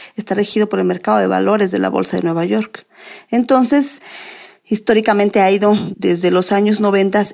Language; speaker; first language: Spanish; native; Spanish